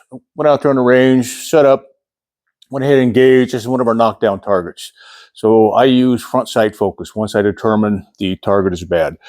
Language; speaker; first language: English; native; English